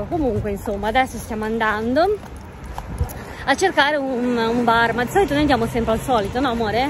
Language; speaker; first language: Italian; native; Italian